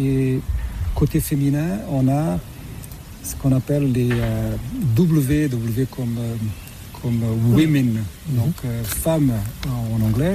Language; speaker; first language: French; non-native, fluent; Portuguese